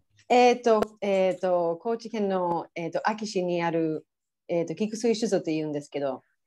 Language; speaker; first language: Japanese; non-native, fluent; English